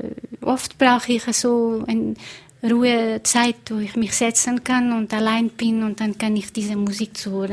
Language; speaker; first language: German; non-native, fluent; Portuguese